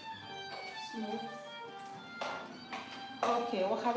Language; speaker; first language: Dutch; non-native, learner; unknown